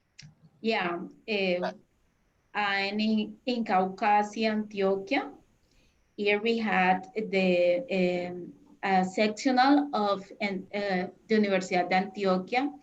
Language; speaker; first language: English; non-native, fluent; Spanish